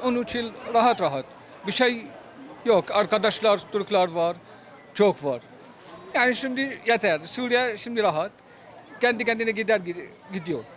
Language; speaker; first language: Turkish; non-native, learner; Arabic